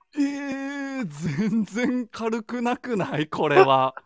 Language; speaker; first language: Japanese; native; Japanese